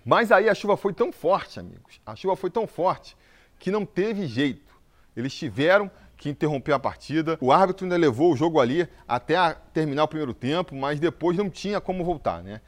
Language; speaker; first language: Portuguese; native; Portuguese